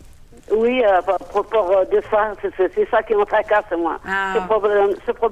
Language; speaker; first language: French; non-native, local second language; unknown